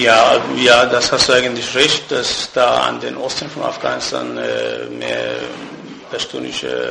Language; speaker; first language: German; non-native, fluent; Persian